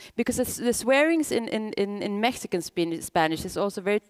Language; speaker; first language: English; non-native, fluent; Swedish